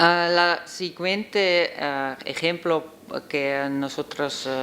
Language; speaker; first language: Spanish; non-native, learner; Dutch